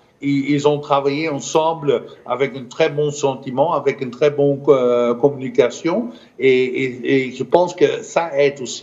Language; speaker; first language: French; non-native, fluent; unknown